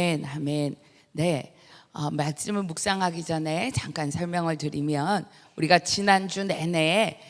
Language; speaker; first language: Korean; native; Korean